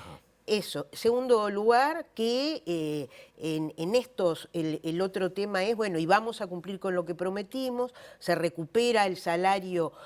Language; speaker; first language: Spanish; native; Spanish